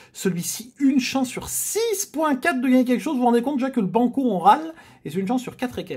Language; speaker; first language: French; native; French